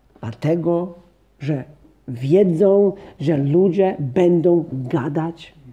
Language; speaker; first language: Polish; non-native, fluent; English